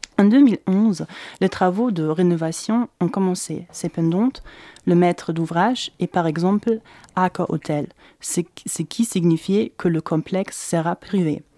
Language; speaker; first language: French; non-native, fluent; German